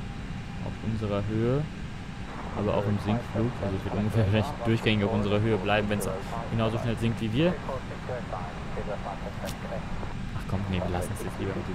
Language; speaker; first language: German; native; German